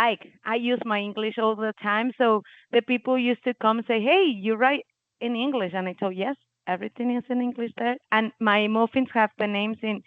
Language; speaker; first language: English; non-native, learner; Spanish